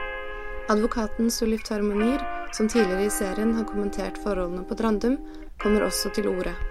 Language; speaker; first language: Norwegian; native; Norwegian